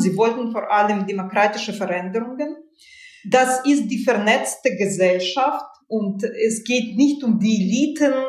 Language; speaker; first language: German; non-native, fluent; Russian